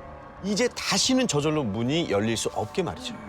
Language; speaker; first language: Korean; native; Korean